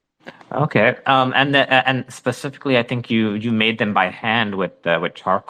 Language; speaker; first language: English; native; English